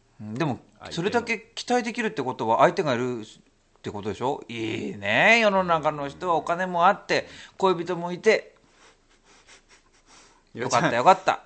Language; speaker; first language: Japanese; native; Japanese